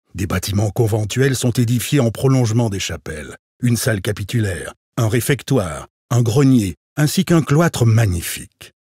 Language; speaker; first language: French; native; French